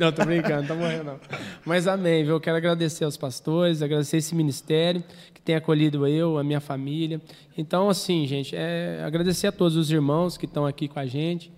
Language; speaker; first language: Portuguese; native; Portuguese